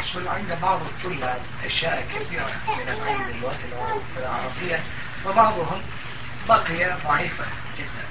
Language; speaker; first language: Arabic; non-native, fluent; Turkish